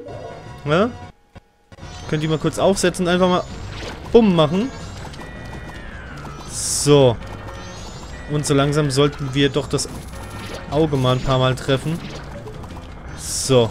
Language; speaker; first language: German; native; German